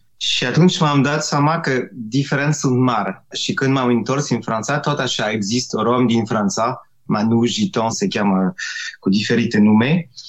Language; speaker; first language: Romanian; non-native, fluent; French